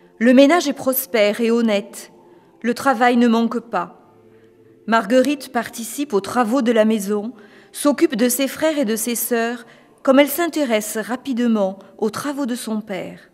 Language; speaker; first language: French; native; French